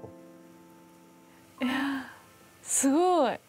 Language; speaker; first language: Japanese; native; Japanese